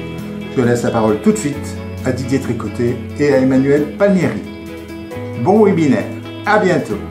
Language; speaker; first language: French; native; French